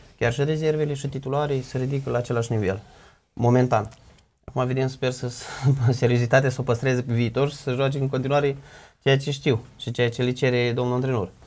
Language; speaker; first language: Romanian; native; Romanian